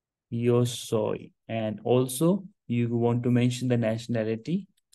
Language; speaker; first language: English; non-native, local second language; Hindi